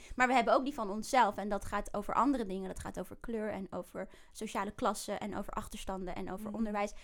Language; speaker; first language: Dutch; native; Dutch